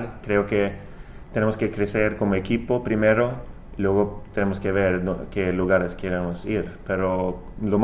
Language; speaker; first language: Spanish; non-native, fluent; Swedish